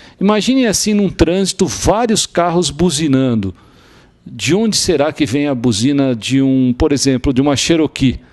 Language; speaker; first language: Portuguese; native; Portuguese